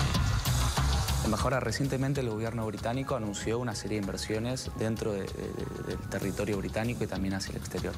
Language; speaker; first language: Spanish; native; Spanish